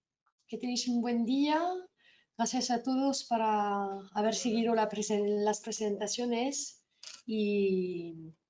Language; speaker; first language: Spanish; non-native, fluent; French